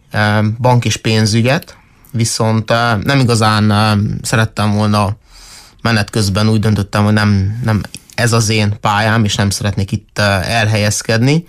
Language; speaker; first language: Hungarian; native; Hungarian